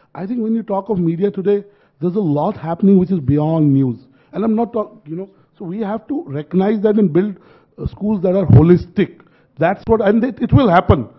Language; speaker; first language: English; non-native, local second language; Hindi